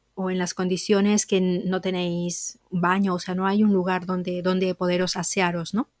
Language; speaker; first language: Spanish; native; Spanish